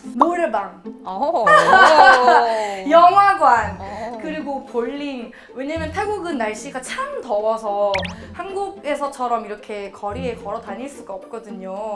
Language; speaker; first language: Korean; non-native, fluent; Thai